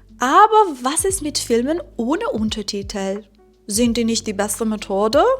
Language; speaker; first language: German; non-native, fluent; Persian